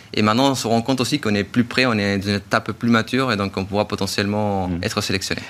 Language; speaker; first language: French; native; French